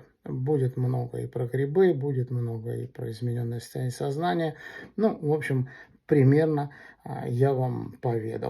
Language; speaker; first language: Russian; native; Russian